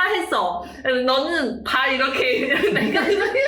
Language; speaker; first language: Korean; non-native, learner; Chinese